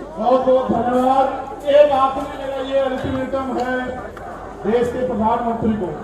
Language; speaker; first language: Hindi; native; Hindi